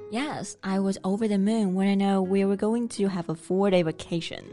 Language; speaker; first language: English; non-native, fluent; Chinese